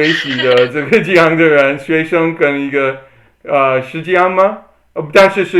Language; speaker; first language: Chinese; non-native, learner; English